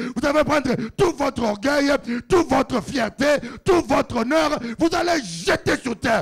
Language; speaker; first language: French; non-native, local second language; Lingala